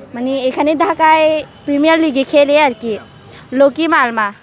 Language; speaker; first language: Bangla; non-native, local second language; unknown